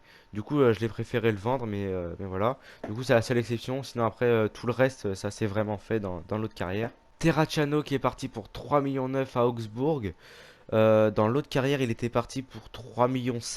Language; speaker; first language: French; native; French